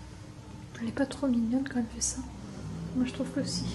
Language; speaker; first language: French; native; French